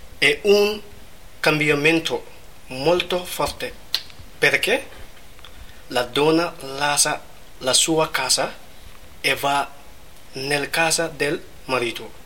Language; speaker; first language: Italian; non-native, learner; Fula